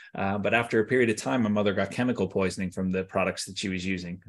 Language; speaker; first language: English; native; English